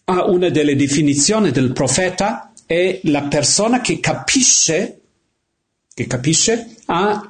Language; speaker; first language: Italian; non-native, fluent; English